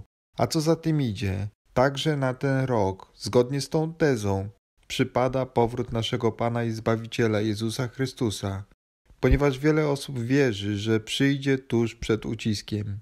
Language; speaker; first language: Polish; native; Polish